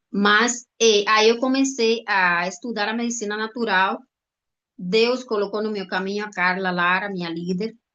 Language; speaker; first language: Portuguese; non-native, fluent; Spanish